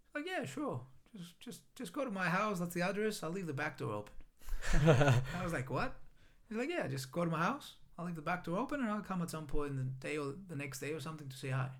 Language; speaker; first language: English; non-native, fluent; Greek